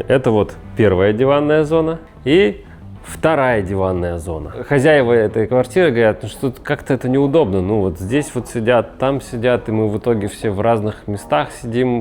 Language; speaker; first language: Russian; native; Russian